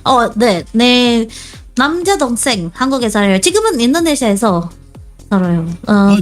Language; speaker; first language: Korean; non-native, learner; Indonesian